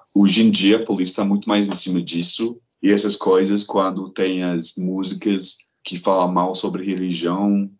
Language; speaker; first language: Portuguese; non-native, fluent; English